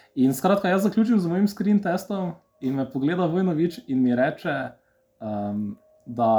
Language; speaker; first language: Slovenian; early bilingual, other home language; Serbian